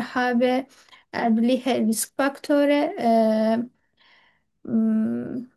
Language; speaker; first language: German; non-native, learner; Turkish